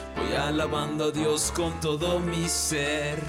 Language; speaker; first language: Spanish; early bilingual, heritage; Spanish